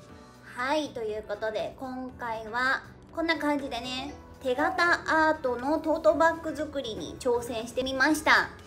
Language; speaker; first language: Japanese; native; Japanese